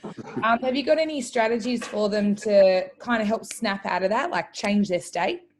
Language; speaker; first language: English; native; English